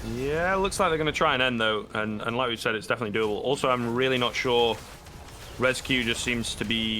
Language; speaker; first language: English; native; English